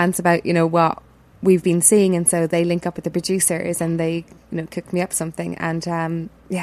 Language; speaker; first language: English; native; English